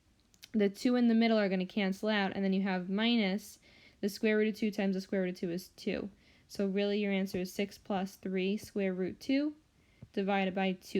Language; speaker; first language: English; native; English